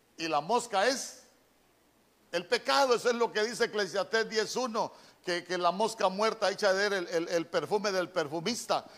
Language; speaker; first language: Spanish; native; Spanish